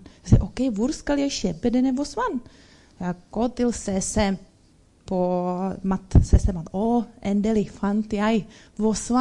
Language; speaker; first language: Norwegian; non-native, learner; Czech